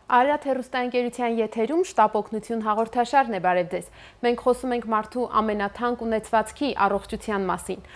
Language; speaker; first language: Armenian; native; Armenian